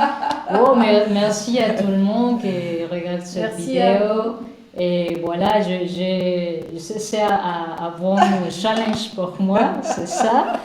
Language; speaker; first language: French; non-native, learner; Spanish